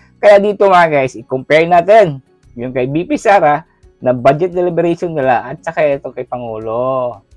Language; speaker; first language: Filipino; non-native, local second language; Cebuano